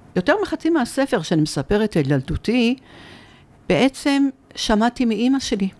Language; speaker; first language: Hebrew; early bilingual, other home language; Arabic